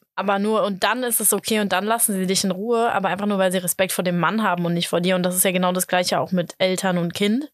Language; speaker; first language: German; native; German